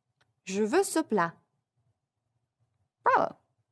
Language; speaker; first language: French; non-native, fluent; English